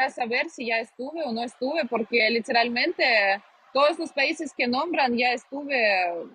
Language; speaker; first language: Spanish; non-native, fluent; Russian